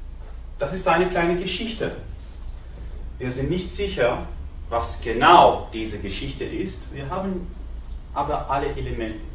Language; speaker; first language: German; non-native, fluent; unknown